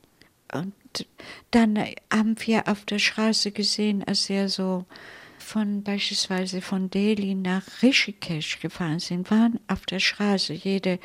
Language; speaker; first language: German; non-native, fluent; Italian